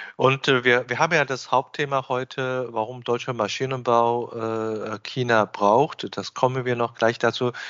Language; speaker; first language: German; non-native, fluent; Chinese